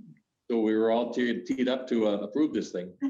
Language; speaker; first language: English; native; English